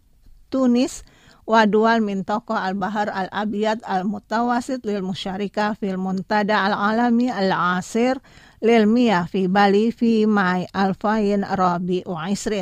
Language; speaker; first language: Arabic; non-native, fluent; Indonesian